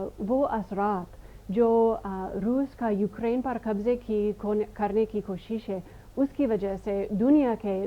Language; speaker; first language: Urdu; non-native, fluent; English